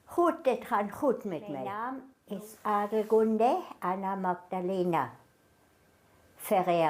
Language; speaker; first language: Afrikaans; non-native, local second language; German